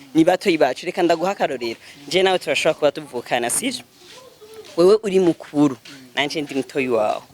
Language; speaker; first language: Rundi; native; Rundi